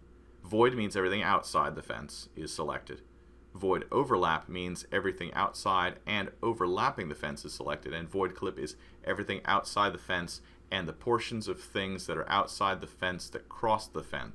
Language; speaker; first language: English; native; English